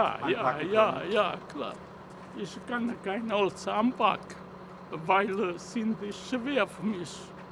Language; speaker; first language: German; non-native, learner; Italian